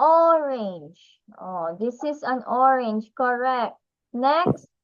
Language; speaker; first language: English; non-native, local second language; Filipino